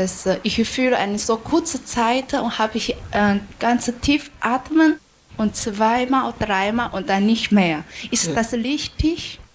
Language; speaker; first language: German; non-native, learner; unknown